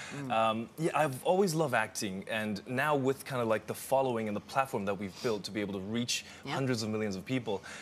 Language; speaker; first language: English; native; English